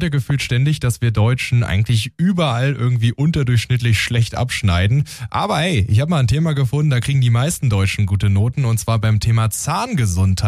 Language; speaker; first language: German; native; German